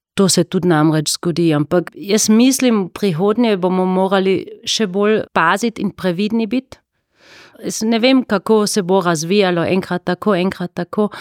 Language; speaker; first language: Slovenian; native; Slovenian